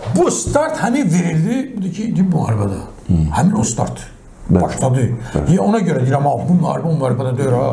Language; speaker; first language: Azerbaijani; non-native, local second language; Talysh